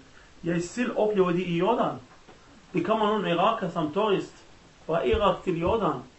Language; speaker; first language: Danish; non-native, learner; Arabic